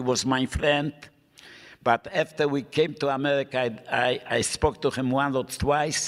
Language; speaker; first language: English; non-native, fluent; Polish